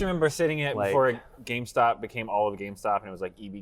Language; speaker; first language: English; native; English